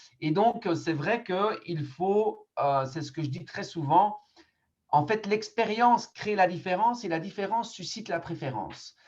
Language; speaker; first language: French; native; French